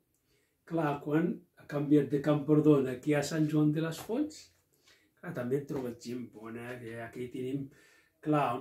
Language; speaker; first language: Catalan; non-native, local second language; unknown